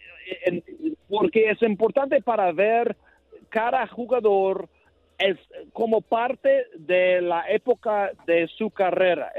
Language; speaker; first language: Spanish; non-native, learner; English